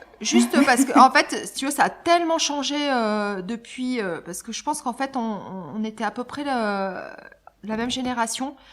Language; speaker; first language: French; native; French